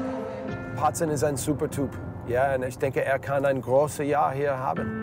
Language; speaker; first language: German; non-native, learner; English